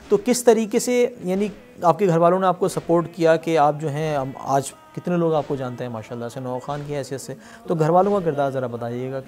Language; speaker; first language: Urdu; native; Urdu